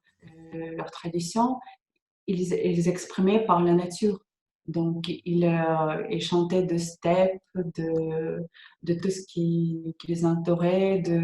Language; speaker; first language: French; non-native, fluent; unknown